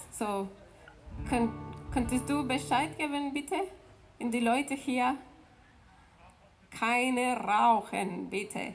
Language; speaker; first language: German; non-native, fluent; Spanish